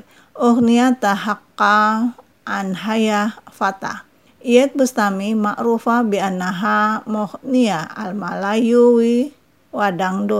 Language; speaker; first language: Arabic; non-native, fluent; Indonesian